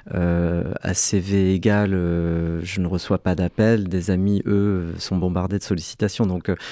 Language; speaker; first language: French; early bilingual, other home language; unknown